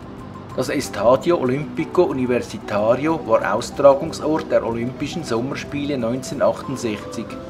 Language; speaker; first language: German; native; German